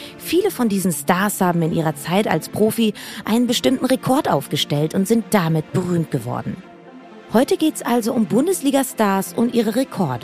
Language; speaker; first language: German; native; German